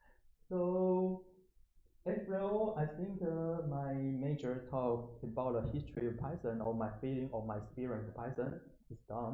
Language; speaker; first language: English; non-native, learner; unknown